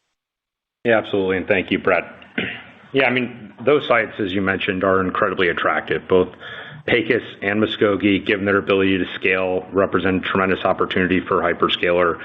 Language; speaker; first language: English; native; English